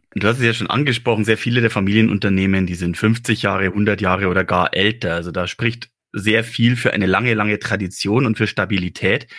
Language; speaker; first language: German; native; German